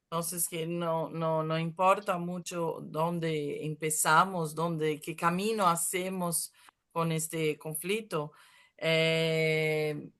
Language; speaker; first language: Spanish; non-native, fluent; Portuguese